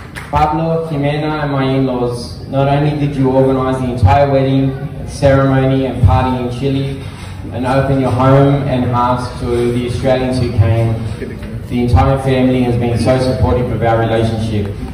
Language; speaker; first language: English; native; English